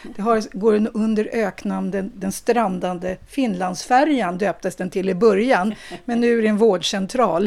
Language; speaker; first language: Swedish; native; Swedish